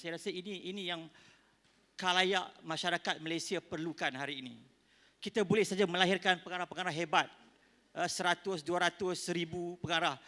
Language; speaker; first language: Malay; native; Malay